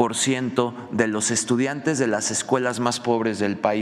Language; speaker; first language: Spanish; native; Spanish